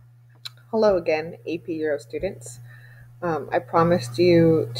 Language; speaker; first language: English; native; English